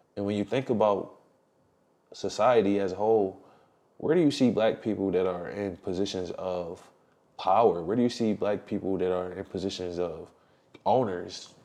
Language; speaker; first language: English; native; English